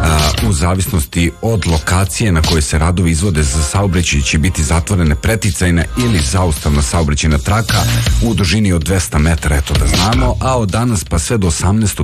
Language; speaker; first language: Serbian; native; Serbian